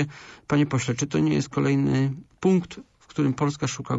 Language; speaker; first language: Polish; native; Polish